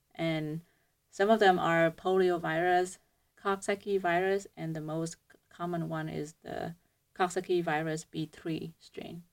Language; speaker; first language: English; non-native, fluent; Vietnamese